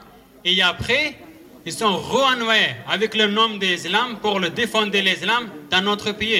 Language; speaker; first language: French; non-native, learner; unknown